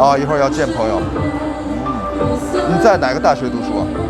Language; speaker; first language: Chinese; non-native, fluent; Korean